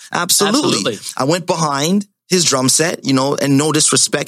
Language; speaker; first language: English; native; English